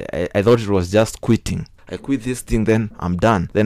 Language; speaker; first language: English; non-native, local second language; Kikuyu